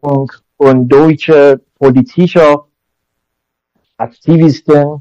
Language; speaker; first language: German; non-native, learner; Persian